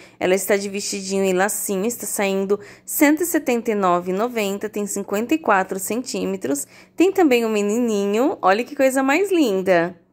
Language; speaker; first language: Portuguese; native; Portuguese